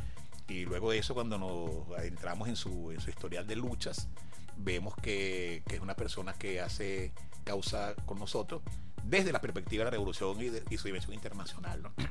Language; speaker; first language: Spanish; native; Spanish